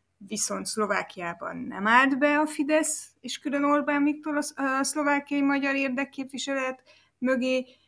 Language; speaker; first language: Hungarian; native; Hungarian